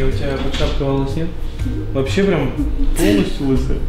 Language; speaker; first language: Russian; native; Russian